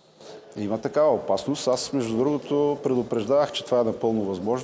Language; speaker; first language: Bulgarian; native; Bulgarian